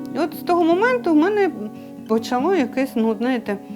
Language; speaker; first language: Ukrainian; native; Ukrainian